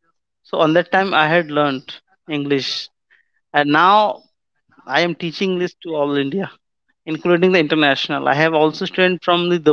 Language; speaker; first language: English; non-native, local second language; Hindi